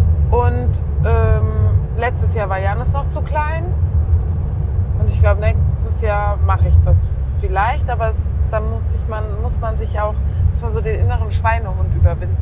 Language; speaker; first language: German; native; German